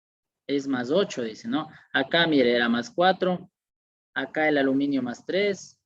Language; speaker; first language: Spanish; native; Spanish